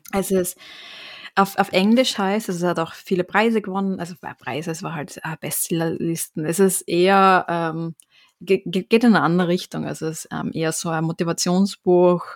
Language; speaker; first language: German; native; German